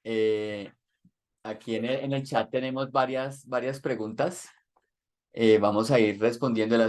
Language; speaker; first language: Spanish; native; Spanish